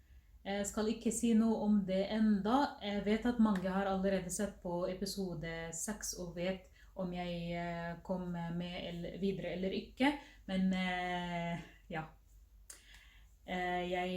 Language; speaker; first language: Norwegian; non-native, fluent; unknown